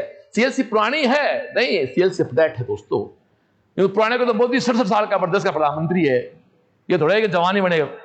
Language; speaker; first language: Hindi; native; Hindi